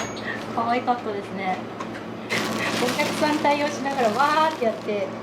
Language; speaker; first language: Japanese; native; Japanese